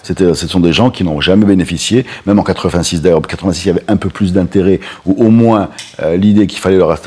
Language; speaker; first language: French; non-native, local second language; Arabic